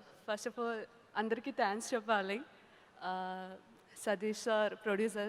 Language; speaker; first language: Telugu; non-native, learner; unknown